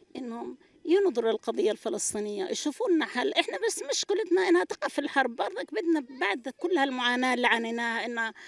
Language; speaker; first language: Arabic; native; Arabic